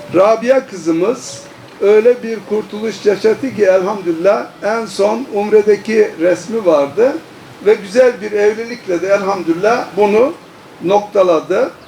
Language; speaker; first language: Turkish; native; Turkish